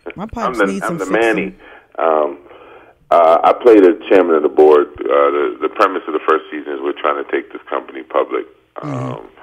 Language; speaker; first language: English; native; English